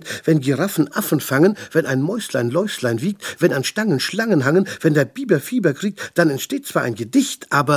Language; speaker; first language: German; native; German